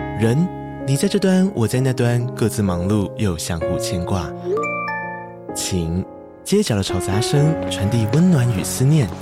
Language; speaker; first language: Chinese; native; Chinese